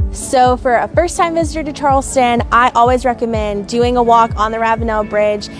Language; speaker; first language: English; native; English